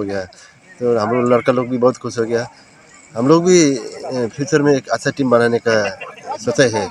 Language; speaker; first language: Hindi; non-native, fluent; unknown